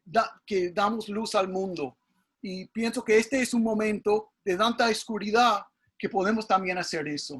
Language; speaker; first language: Spanish; early bilingual, heritage; English